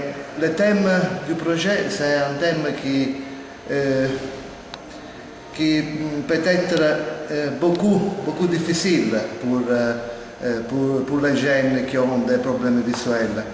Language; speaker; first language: French; non-native, learner; Italian